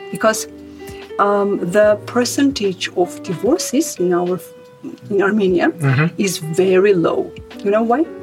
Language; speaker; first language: English; non-native, fluent; Armenian